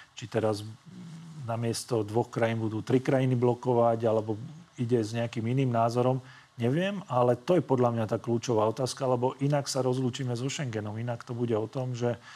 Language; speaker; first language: Slovak; non-native, local second language; Hungarian